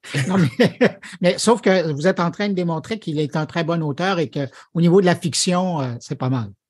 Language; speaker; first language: French; native; French